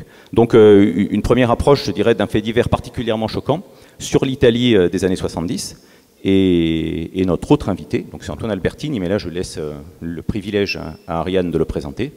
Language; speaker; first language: French; native; French